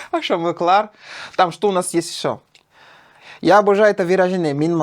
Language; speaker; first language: Russian; non-native, fluent; French